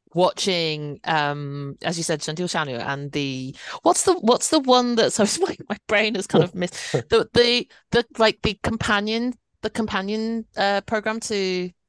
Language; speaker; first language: English; native; English